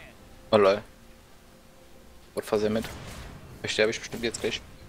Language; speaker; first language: German; native; German